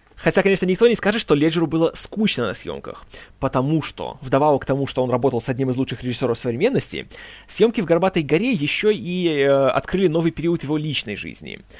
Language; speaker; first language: Russian; native; Russian